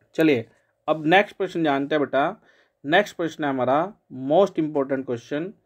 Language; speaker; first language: Hindi; native; Hindi